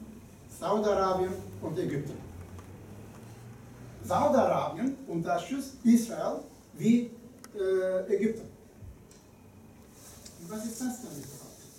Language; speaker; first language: German; non-native, fluent; Turkish